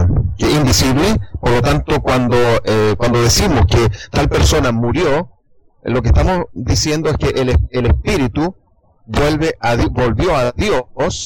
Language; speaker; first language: Spanish; native; Spanish